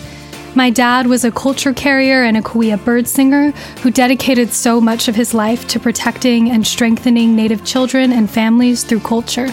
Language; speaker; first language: English; native; English